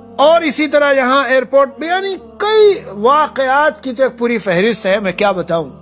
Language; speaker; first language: Urdu; native; Urdu